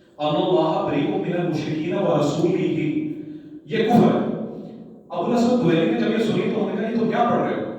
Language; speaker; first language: Urdu; non-native, local second language; Punjabi